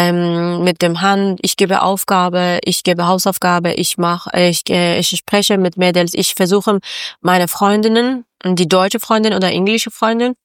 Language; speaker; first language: German; non-native, learner; Persian